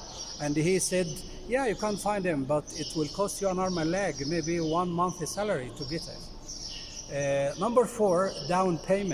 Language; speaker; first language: English; non-native, fluent; Arabic